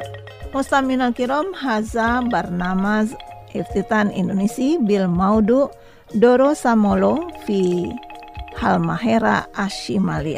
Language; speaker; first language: Arabic; non-native, fluent; Indonesian